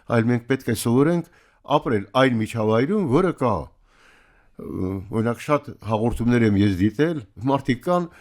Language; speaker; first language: Armenian; native; Armenian